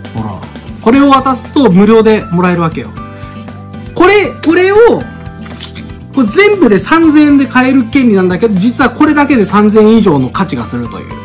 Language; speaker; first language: Japanese; native; Japanese